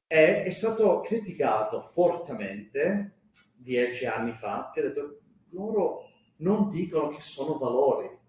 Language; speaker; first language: Italian; non-native, fluent; English